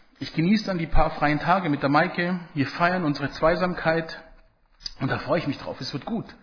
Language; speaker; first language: German; early bilingual, other home language; Italian